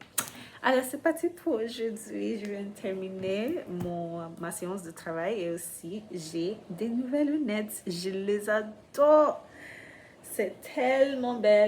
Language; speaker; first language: French; non-native, fluent; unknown